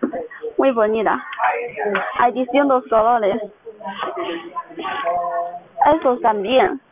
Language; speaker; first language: Spanish; non-native, learner; Chinese